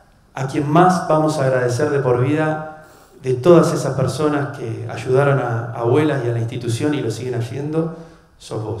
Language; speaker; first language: Spanish; native; Spanish